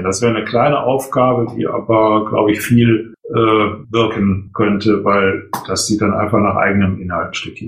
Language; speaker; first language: German; native; German